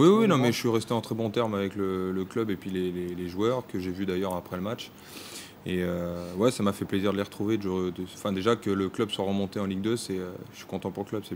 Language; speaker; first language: French; native; French